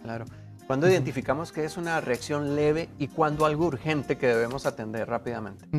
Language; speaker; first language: Spanish; native; Spanish